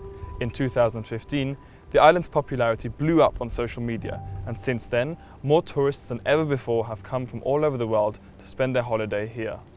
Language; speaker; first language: English; non-native, fluent; German